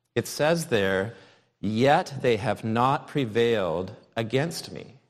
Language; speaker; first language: English; native; English